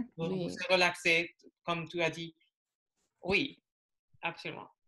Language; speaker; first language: French; non-native, learner; English